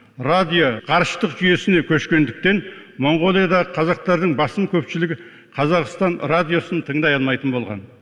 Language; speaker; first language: Kazakh; early bilingual, heritage; Kazakh